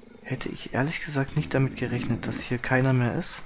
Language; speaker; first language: German; native; German